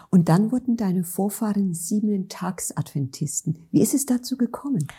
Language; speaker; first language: German; native; German